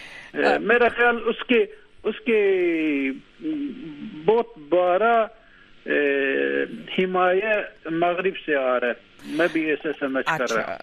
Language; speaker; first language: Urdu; non-native, learner; Turkish